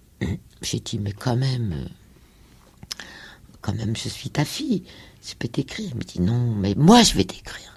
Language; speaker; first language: French; non-native, fluent; Danish